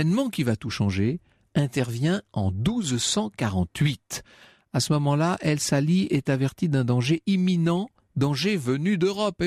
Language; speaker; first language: French; native; French